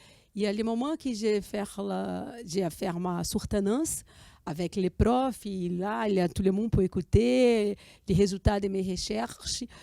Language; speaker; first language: French; non-native, fluent; Portuguese